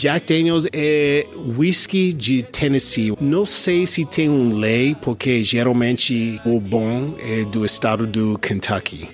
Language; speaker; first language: Portuguese; non-native, learner; English